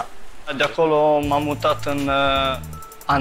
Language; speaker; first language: Romanian; early bilingual, heritage; Romanian